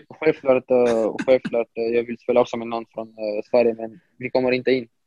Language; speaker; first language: Swedish; non-native, fluent; Romanian